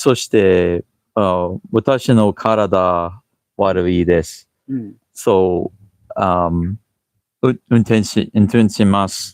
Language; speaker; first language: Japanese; non-native, learner; English